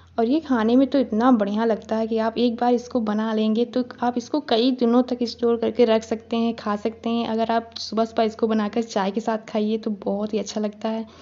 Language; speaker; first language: Hindi; native; Hindi